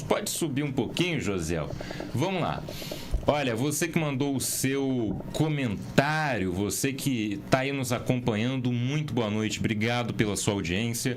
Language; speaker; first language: Portuguese; native; Portuguese